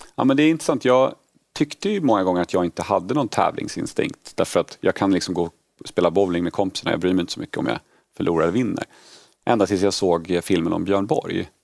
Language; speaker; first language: Swedish; early bilingual, other home language; Polish